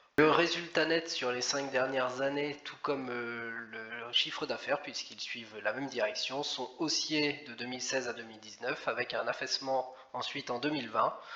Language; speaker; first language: French; native; French